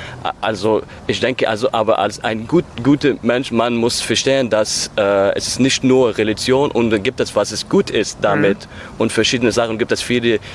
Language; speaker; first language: German; non-native, learner; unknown